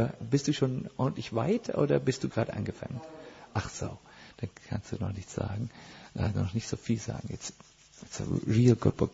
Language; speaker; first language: German; native; German